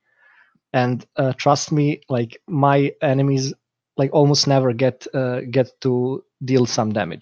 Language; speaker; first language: English; non-native, fluent; Serbian